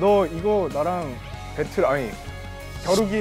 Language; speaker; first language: Korean; native; Korean